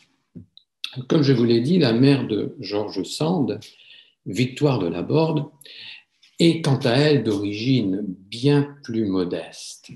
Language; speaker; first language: French; native; French